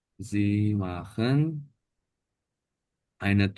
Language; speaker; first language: German; non-native, learner; Indonesian